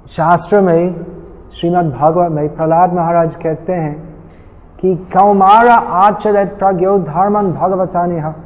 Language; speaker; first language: Hindi; non-native, fluent; English